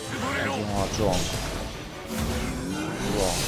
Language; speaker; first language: Chinese; native; Chinese